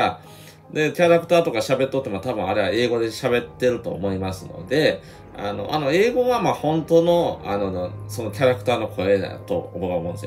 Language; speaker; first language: Japanese; native; Japanese